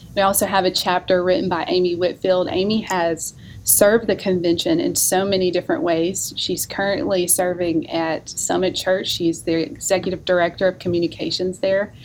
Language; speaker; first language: English; native; English